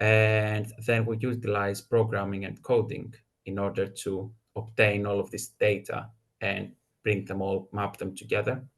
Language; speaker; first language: English; non-native, fluent; Greek